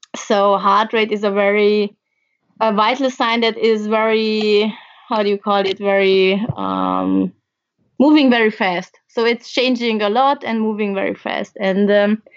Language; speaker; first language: English; early bilingual, other home language; Hungarian